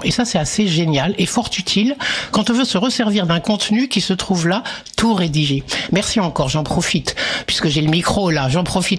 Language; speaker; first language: French; native; French